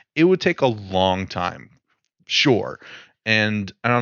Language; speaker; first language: English; native; English